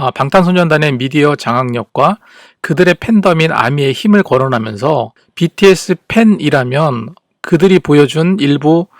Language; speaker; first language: Korean; native; Korean